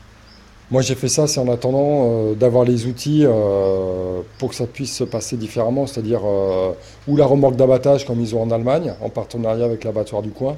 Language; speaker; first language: French; native; French